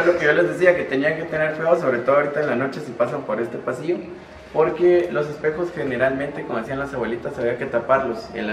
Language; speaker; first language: Spanish; native; Spanish